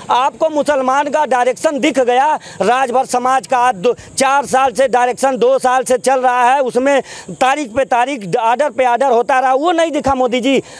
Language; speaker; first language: Hindi; native; Hindi